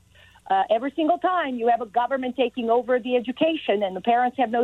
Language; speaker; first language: English; non-native, fluent; Serbian